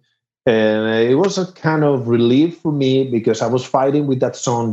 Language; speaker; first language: English; non-native, fluent; Spanish